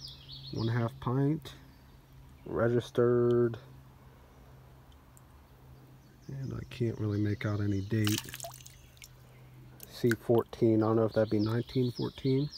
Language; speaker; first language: English; native; English